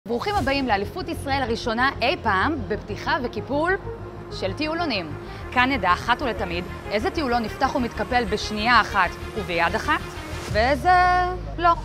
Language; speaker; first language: Hebrew; native; Hebrew